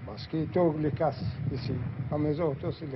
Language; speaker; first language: French; non-native, learner; Arabic